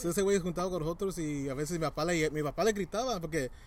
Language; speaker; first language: Spanish; early bilingual, heritage; Spanish